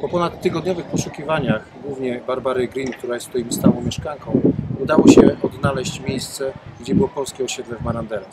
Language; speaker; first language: Polish; native; Polish